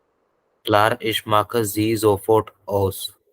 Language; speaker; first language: German; non-native, learner; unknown